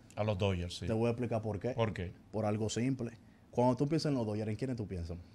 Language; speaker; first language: Spanish; native; Spanish